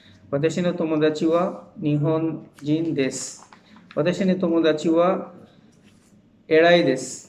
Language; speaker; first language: Japanese; non-native, fluent; Bangla